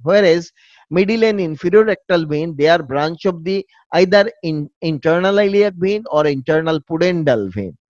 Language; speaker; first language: English; non-native, local second language; Bangla